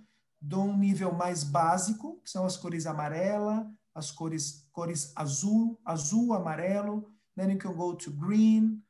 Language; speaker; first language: Portuguese; early bilingual, other home language; Spanish